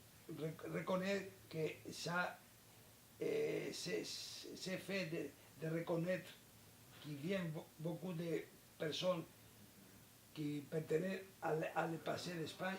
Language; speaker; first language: French; non-native, learner; Spanish